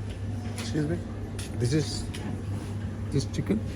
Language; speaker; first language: English; non-native, local second language; Punjabi